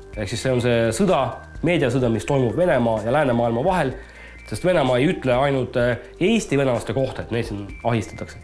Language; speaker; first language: Estonian; non-native, local second language; Russian